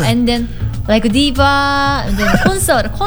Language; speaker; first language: English; non-native, learner; Korean